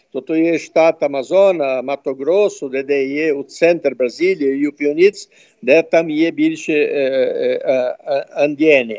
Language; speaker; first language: Ukrainian; early bilingual, heritage; Ukrainian